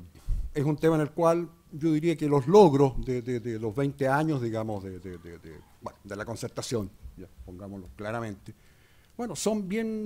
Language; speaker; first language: Spanish; native; Spanish